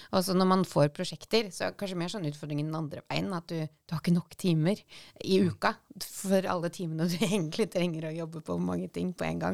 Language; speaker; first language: Norwegian; native; Norwegian